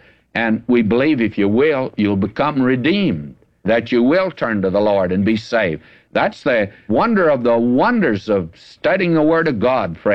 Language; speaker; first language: English; native; English